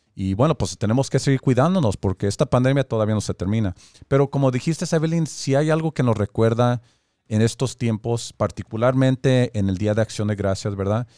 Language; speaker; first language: Spanish; early bilingual, heritage; Spanish